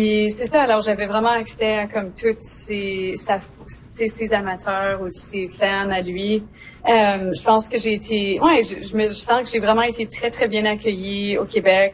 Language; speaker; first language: French; native; French